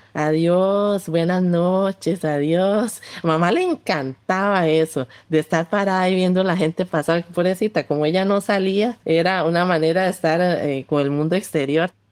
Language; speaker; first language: Spanish; early bilingual, other home language; Cantonese